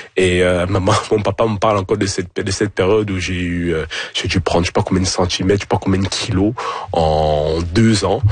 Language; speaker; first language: French; early bilingual, other home language; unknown